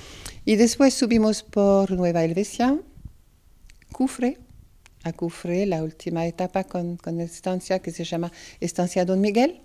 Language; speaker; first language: Spanish; non-native, fluent; French